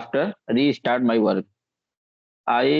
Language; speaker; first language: English; non-native, learner; Hindi